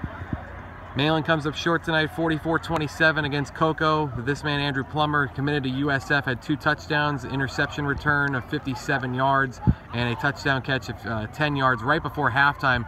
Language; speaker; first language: English; native; English